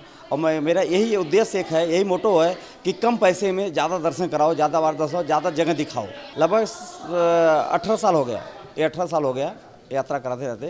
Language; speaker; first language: Hindi; native; Hindi